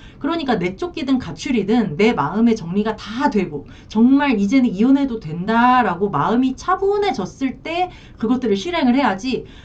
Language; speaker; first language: Korean; native; Korean